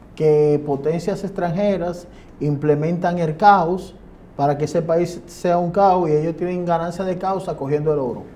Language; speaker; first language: Spanish; native; Spanish